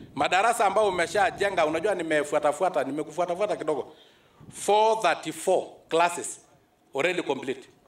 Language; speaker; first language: Swahili; non-native, local second language; Masai